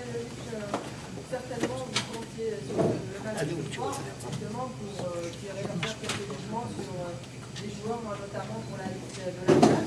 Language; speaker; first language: French; native; French